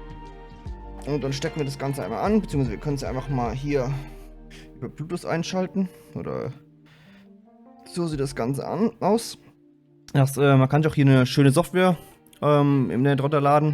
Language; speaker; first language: German; native; German